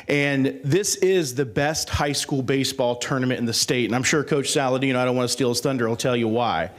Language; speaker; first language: English; native; English